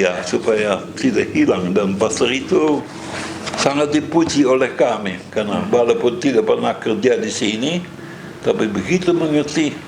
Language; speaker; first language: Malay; non-native, fluent; Dutch